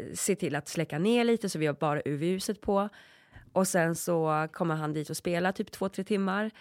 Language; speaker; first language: Swedish; early bilingual, other home language; Polish